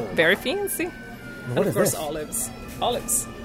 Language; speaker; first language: English; non-native, fluent; Italian